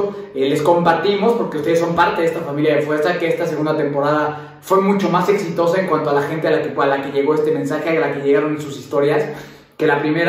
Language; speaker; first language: Spanish; native; Spanish